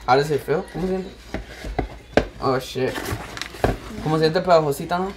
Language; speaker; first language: Spanish; early bilingual, heritage; Spanish